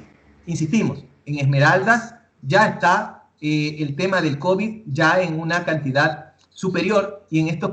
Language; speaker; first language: Spanish; native; Spanish